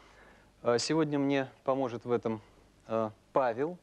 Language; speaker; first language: Russian; native; Russian